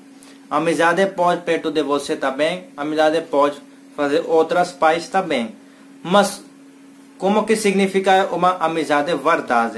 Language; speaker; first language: Portuguese; non-native, learner; Hindi